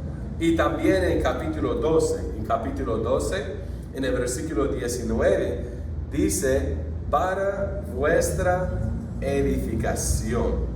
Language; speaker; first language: Spanish; non-native, fluent; English